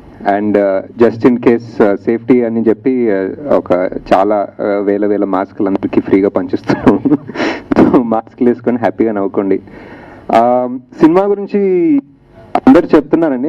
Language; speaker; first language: Telugu; native; Telugu